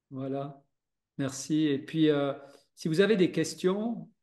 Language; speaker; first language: French; native; French